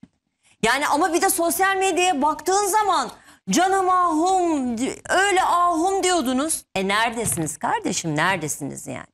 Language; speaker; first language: Turkish; native; Turkish